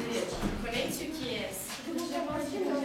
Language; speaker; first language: French; non-native, learner; Russian